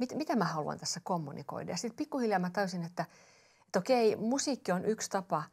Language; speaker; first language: Finnish; native; Finnish